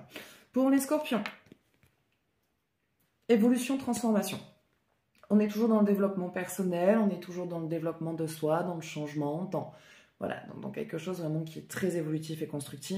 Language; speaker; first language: French; native; French